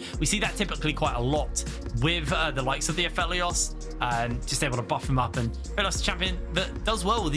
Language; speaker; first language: English; native; English